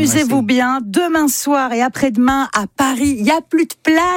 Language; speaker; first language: French; native; French